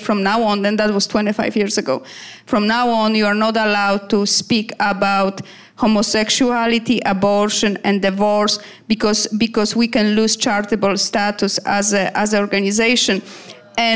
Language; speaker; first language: English; non-native, fluent; Polish